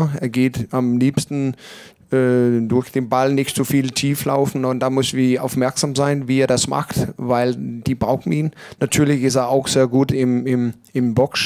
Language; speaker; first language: German; non-native, learner; Danish